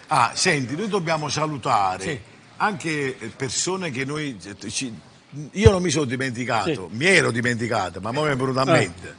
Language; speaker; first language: Italian; native; Italian